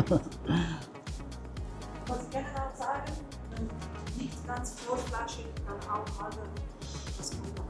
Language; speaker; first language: German; non-native, learner; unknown